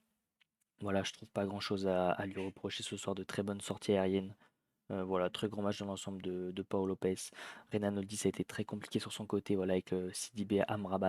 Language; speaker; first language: French; native; French